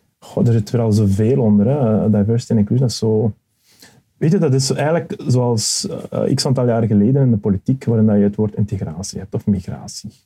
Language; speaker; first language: Dutch; early bilingual, other home language; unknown